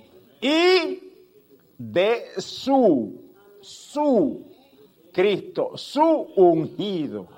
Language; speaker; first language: Spanish; native; Spanish